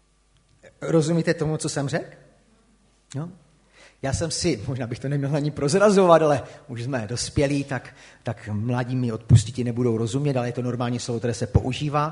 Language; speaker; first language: Czech; native; Czech